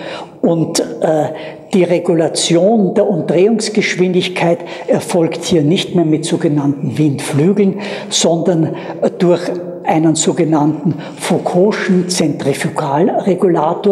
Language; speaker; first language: German; native; German